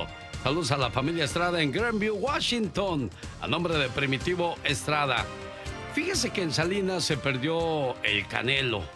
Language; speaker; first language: Spanish; native; Spanish